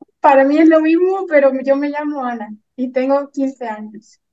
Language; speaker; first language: Spanish; early bilingual, heritage; Spanish